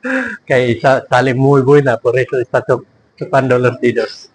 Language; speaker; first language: Spanish; non-native, learner; Filipino